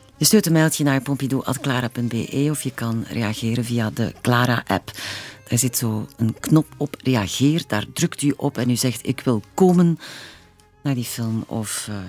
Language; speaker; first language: Dutch; native; Dutch